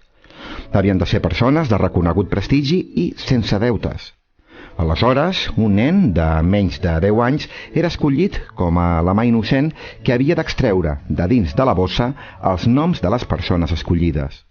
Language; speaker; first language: Catalan; native; Catalan